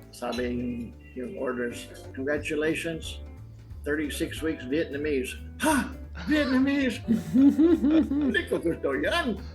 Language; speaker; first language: Filipino; non-native, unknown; English